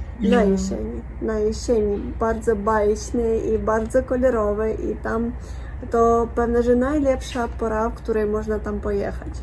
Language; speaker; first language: Polish; non-native, learner; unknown